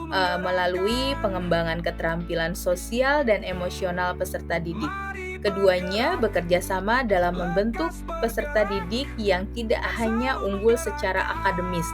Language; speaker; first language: Indonesian; native; Indonesian